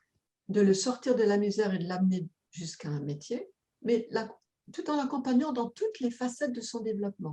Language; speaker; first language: French; native; French